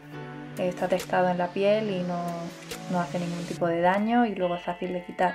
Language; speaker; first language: Spanish; native; Spanish